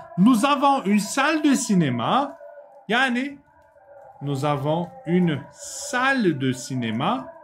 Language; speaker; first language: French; non-native, fluent; Turkish